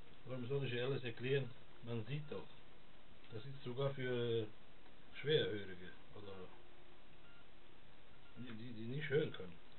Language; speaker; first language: German; non-native, fluent; Italian